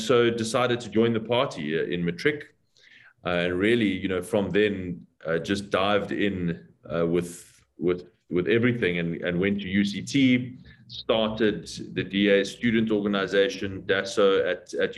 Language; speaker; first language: English; native; English